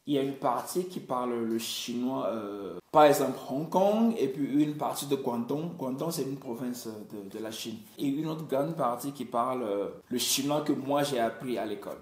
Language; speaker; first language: French; non-native, local second language; Ewe